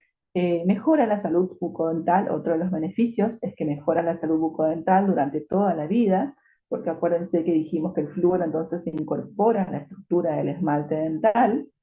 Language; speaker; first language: Spanish; native; Spanish